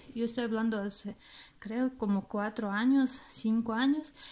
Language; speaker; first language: Spanish; non-native, fluent; Russian